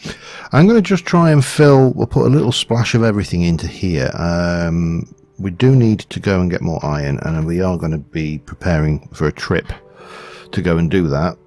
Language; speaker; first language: English; native; English